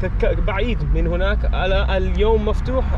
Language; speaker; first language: Arabic; non-native, learner; English